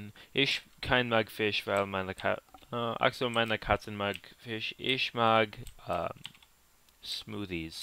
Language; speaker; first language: German; non-native, learner; English